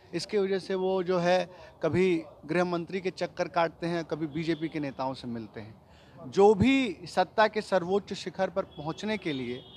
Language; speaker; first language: Hindi; native; Hindi